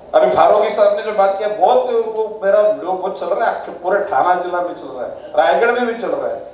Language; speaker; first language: Hindi; non-native, local second language; Marathi